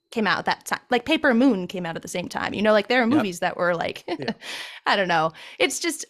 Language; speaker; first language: English; native; English